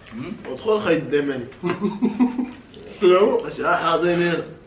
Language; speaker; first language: Arabic; native; Arabic